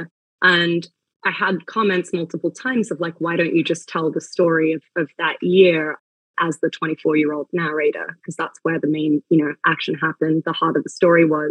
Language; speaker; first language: English; native; English